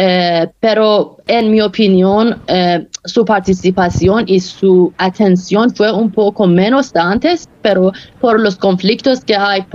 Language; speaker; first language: Spanish; non-native, fluent; Persian